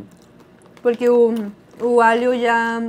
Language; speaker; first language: Portuguese; non-native, fluent; Spanish